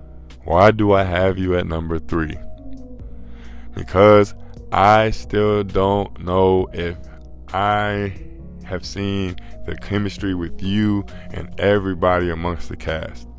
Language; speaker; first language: English; native; English